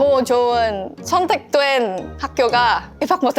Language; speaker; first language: Korean; non-native, learner; Indonesian